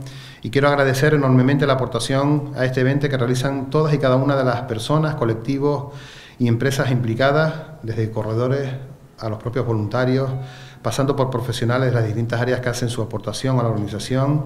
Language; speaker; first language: Spanish; native; Spanish